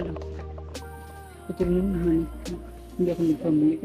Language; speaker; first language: Filipino; native; Filipino